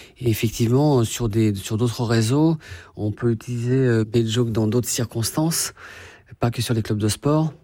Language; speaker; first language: French; native; French